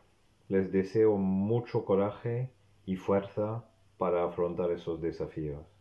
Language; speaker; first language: Spanish; non-native, fluent; French